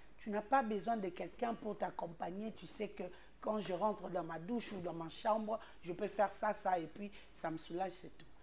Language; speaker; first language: French; non-native, local second language; Lingala